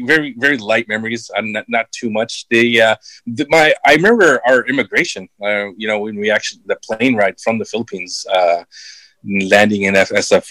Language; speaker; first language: English; early bilingual, other home language; Filipino